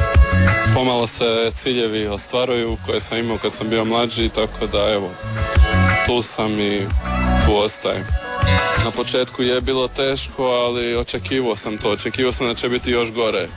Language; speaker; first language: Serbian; early bilingual, heritage; Serbian